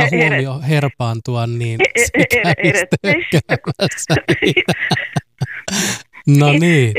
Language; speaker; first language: Finnish; native; Finnish